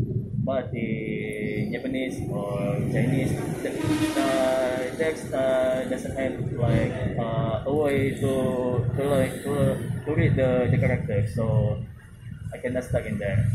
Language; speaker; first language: English; non-native, learner; Indonesian